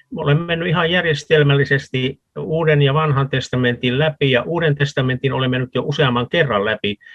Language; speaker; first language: Finnish; native; Finnish